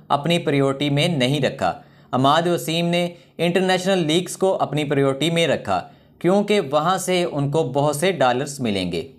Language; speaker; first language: Urdu; non-native, local second language; Punjabi